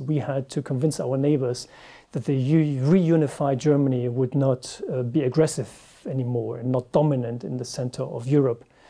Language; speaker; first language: English; non-native, fluent; German